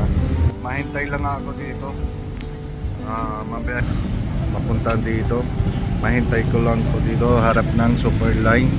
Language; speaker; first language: Filipino; non-native, learner; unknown